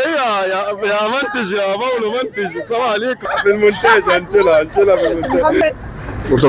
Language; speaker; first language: Arabic; native; Arabic